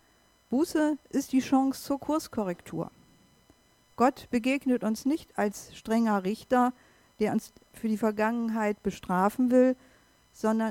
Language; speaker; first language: German; native; German